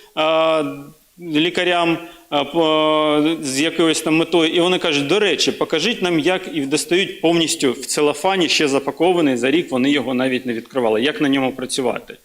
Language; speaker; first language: Ukrainian; native; Ukrainian